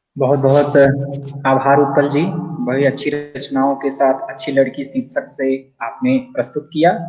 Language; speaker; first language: Hindi; native; Hindi